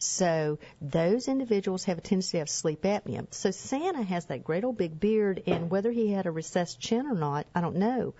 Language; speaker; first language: English; native; English